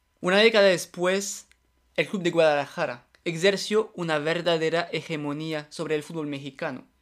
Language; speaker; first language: Spanish; non-native, fluent; French